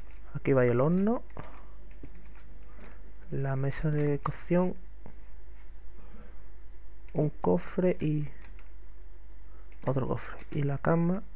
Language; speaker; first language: Spanish; native; Spanish